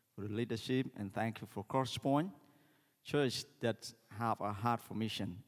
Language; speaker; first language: English; non-native, learner; Khmer